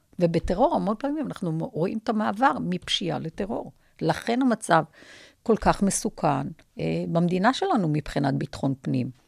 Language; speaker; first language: Hebrew; native; Hebrew